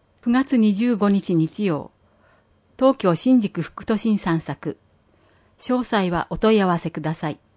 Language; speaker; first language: Japanese; native; Japanese